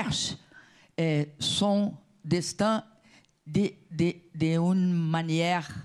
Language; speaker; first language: French; non-native, learner; Portuguese